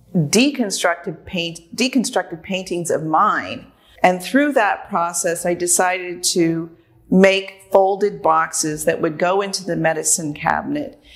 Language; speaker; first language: English; native; English